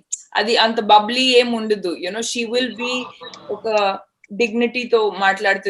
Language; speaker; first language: Telugu; non-native, fluent; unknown